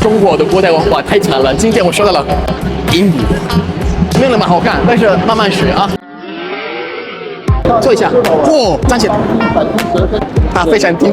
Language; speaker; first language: Chinese; non-native, fluent; Italian